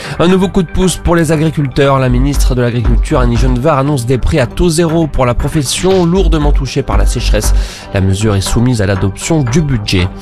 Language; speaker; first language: French; native; French